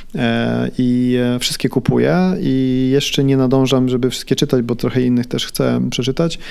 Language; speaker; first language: Polish; early bilingual, heritage; Polish